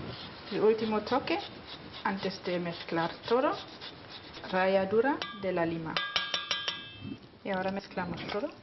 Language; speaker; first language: Spanish; non-native, fluent; German